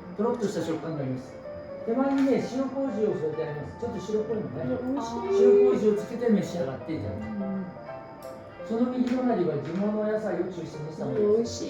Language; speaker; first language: Japanese; native; Japanese